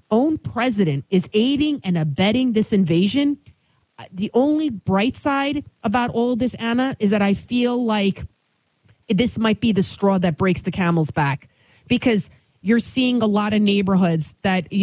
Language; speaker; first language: English; early bilingual, other home language; Albanian